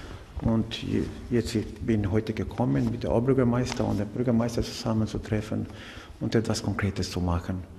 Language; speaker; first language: German; non-native, fluent; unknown